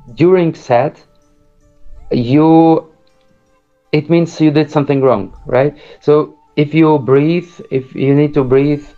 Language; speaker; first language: English; early bilingual, other home language; Czech